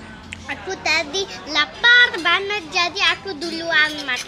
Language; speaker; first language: Indonesian; early bilingual, heritage; Indonesian